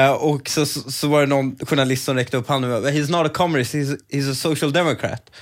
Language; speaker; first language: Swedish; early bilingual, other home language; Persian